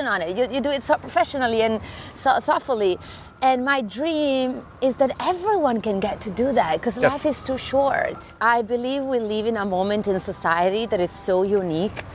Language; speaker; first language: English; non-native, fluent; Italian